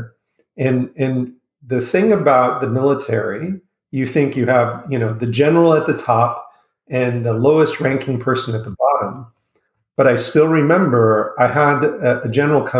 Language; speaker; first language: English; native; English